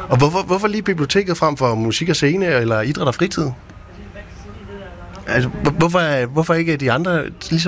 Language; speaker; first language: Danish; native; Danish